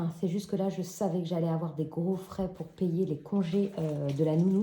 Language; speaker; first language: French; native; French